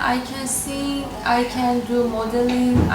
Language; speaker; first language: English; non-native, learner; Turkish